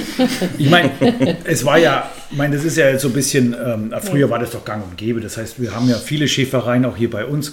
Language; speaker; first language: German; native; German